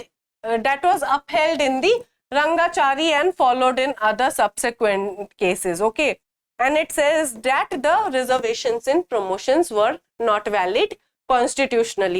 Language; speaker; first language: English; non-native, local second language; Hindi